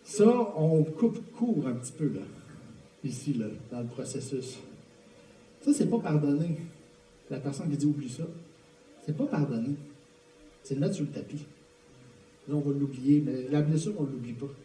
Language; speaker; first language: French; native; French